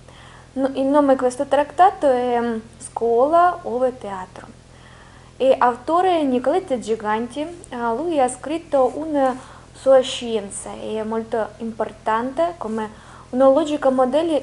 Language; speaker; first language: Italian; non-native, learner; Russian